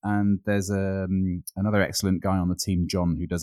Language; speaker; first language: English; native; English